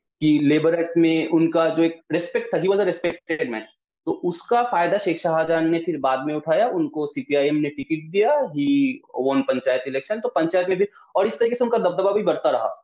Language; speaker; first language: Hindi; non-native, local second language; Bangla